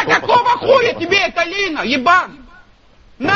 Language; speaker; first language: Russian; native; Russian